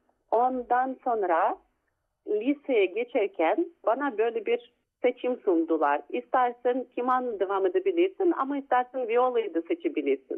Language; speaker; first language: Turkish; non-native, fluent; Russian